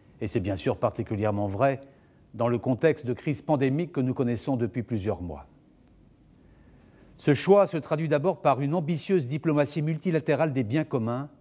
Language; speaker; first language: French; native; French